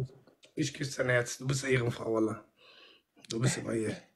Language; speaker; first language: German; non-native, fluent; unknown